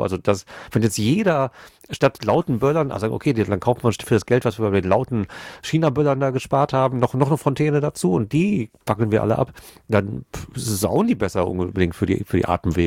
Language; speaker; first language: German; native; German